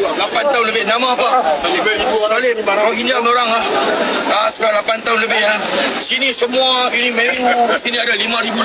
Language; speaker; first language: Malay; non-native, learner; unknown